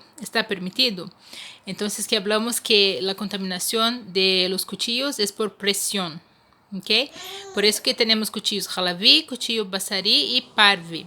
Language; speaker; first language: Spanish; non-native, fluent; Portuguese